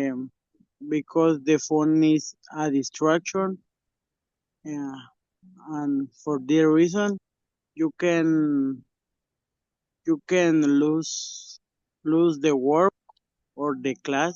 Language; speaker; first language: English; non-native, learner; Spanish